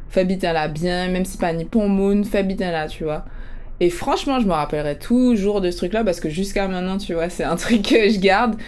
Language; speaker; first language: French; native; French